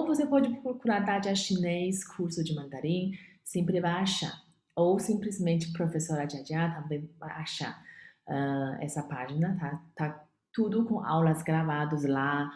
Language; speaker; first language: Portuguese; non-native, fluent; Chinese